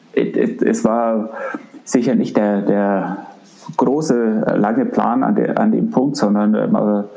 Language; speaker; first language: German; native; German